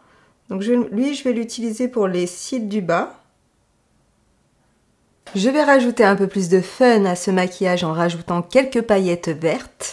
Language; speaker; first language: French; native; French